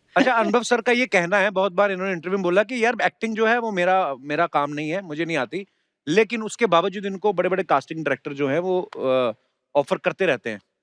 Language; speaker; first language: Hindi; native; Hindi